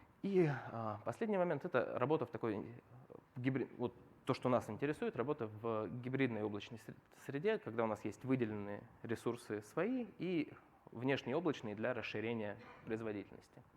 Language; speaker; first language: Russian; native; Russian